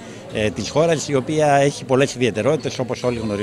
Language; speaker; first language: Greek; native; Greek